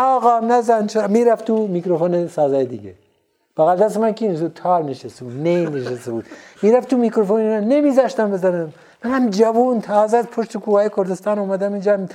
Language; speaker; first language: Persian; non-native, local second language; Central Kurdish